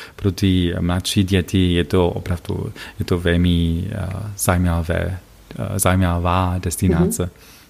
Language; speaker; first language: Czech; non-native, fluent; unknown